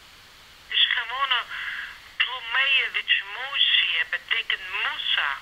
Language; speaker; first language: Dutch; non-native, learner; Serbian